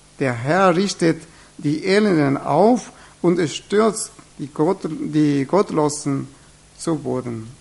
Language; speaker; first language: German; non-native, fluent; Spanish